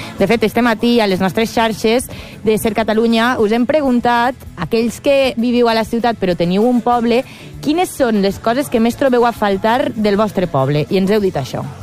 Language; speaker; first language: Catalan; native; Catalan